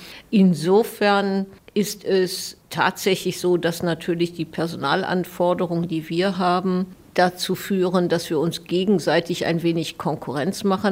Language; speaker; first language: German; native; German